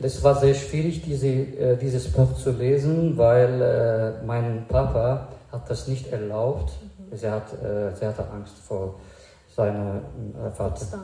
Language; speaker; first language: German; non-native, fluent; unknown